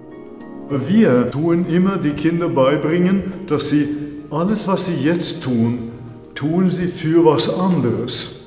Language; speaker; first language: German; non-native, fluent; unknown